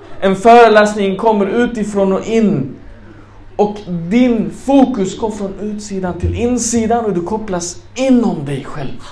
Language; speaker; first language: Swedish; non-native, fluent; Arabic